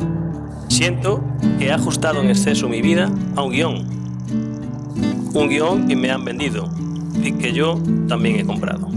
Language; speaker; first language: Spanish; native; Spanish